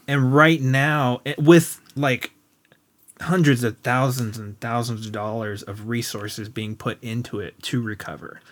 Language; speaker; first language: English; native; English